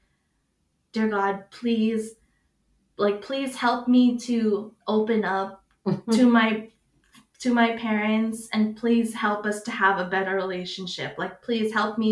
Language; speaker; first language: English; native; English